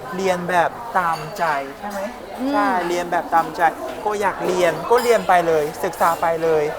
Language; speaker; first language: Thai; non-native, fluent; Chinese